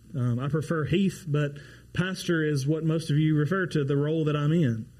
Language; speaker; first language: English; native; English